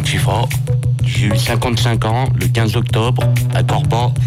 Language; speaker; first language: French; native; French